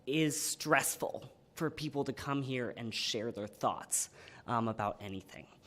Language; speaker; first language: English; native; English